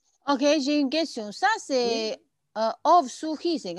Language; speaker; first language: French; non-native, learner; Chinese